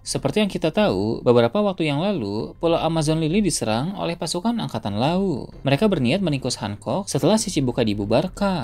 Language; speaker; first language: Indonesian; native; Indonesian